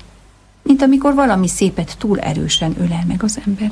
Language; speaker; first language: Hungarian; native; Hungarian